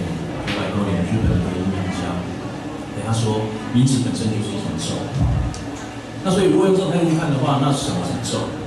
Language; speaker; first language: Chinese; native; Chinese